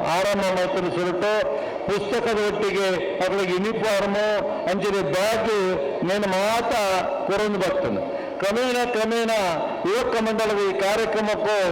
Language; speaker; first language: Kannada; non-native, local second language; Tulu